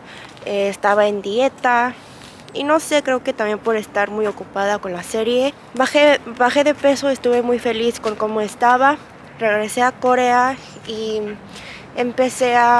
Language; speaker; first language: Spanish; early bilingual, other home language; Korean